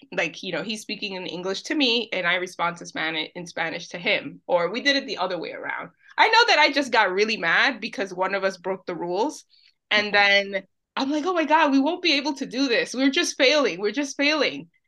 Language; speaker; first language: English; early bilingual, other home language; Spanish